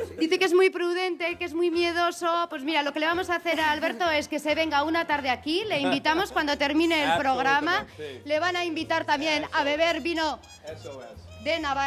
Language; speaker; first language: Spanish; native; Spanish